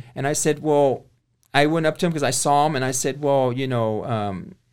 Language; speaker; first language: English; native; English